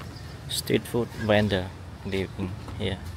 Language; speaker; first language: English; non-native, learner; Khmer